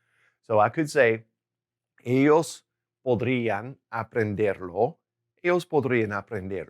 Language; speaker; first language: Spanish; non-native, fluent; English